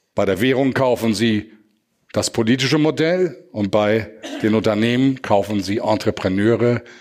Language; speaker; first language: German; native; German